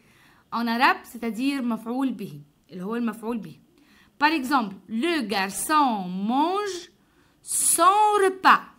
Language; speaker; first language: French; non-native, fluent; Arabic